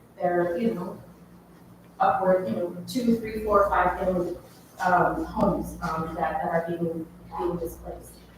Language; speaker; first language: English; native; English